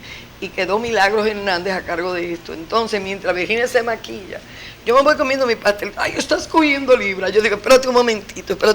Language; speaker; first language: Spanish; native; Spanish